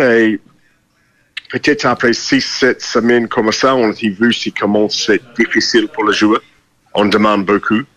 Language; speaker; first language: French; non-native, fluent; English